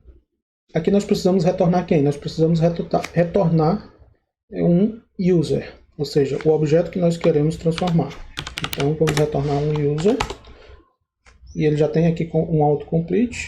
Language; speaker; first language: Portuguese; native; Portuguese